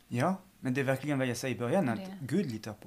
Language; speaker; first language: Swedish; non-native, fluent; French